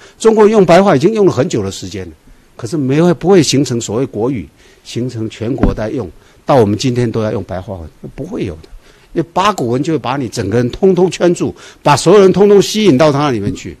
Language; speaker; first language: Chinese; native; Chinese